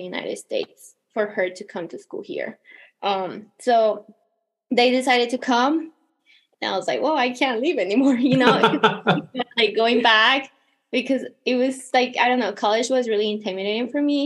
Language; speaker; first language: English; non-native, fluent; Spanish